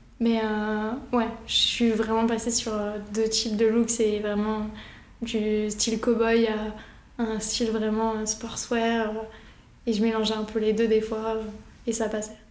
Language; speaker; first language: French; early bilingual, other home language; Arabic